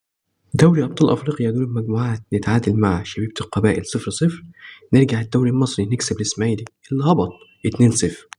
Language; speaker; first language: Arabic; native; Arabic